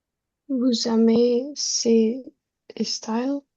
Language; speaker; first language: French; non-native, learner; Spanish